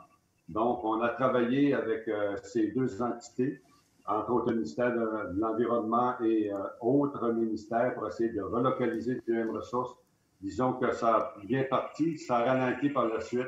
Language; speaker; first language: French; native; French